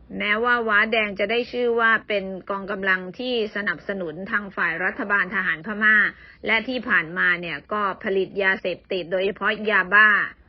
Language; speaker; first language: Thai; native; Thai